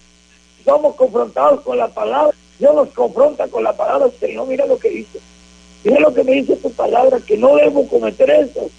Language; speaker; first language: Spanish; native; Spanish